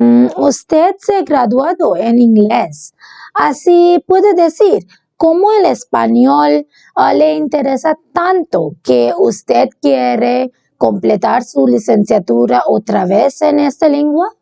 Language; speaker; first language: Spanish; non-native, learner; Bangla